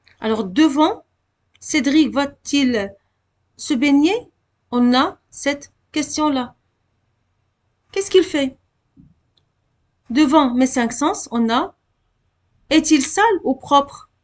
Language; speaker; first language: French; non-native, local second language; Arabic